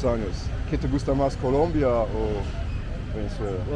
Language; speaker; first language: Spanish; non-native, learner; Luxembourgish